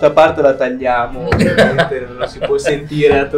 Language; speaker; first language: Italian; native; Italian